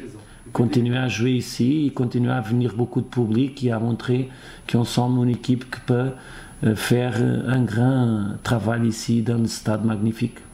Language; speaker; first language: French; non-native, fluent; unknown